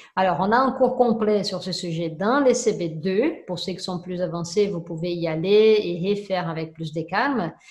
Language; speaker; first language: French; non-native, fluent; Portuguese